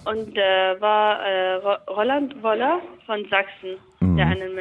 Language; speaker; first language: German; non-native, learner; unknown